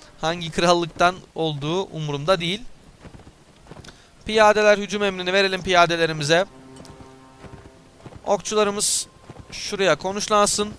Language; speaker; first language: Turkish; native; Turkish